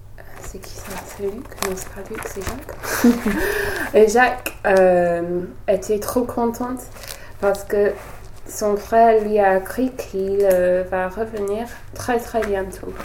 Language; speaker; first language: French; non-native, learner; English